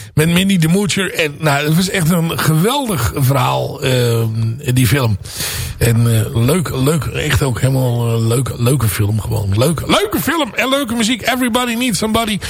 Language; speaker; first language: Dutch; native; Dutch